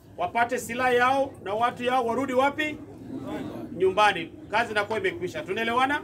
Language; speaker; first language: Swahili; non-native, local second language; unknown